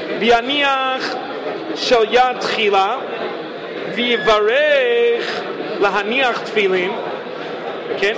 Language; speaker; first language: Hebrew; non-native, fluent; English